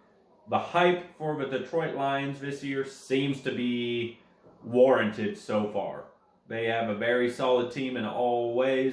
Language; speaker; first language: English; native; English